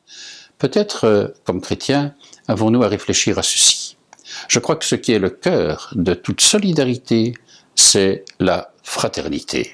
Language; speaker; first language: French; native; French